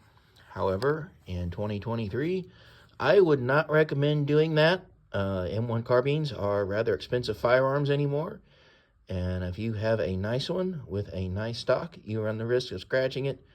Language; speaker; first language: English; native; English